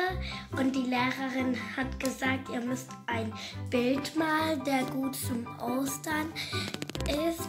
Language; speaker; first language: German; early bilingual, other home language; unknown